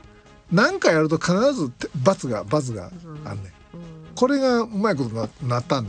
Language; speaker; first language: Japanese; native; Japanese